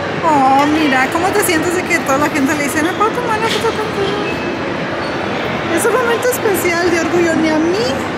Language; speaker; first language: Spanish; early bilingual, heritage; Spanish